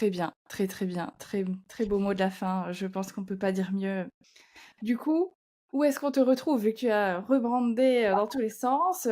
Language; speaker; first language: French; native; French